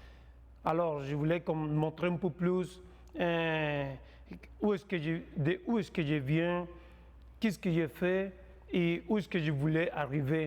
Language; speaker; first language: French; non-native, fluent; Spanish